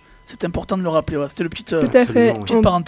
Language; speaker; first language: French; native; French